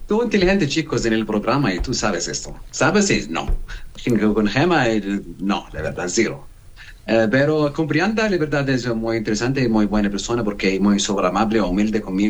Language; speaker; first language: Spanish; non-native, learner; Arabic